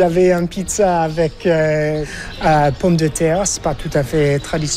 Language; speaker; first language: French; non-native, fluent; English